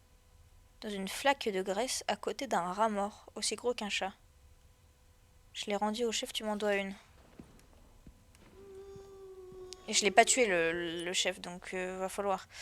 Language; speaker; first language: French; native; French